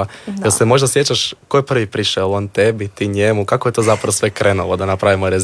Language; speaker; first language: Serbian; native; Serbian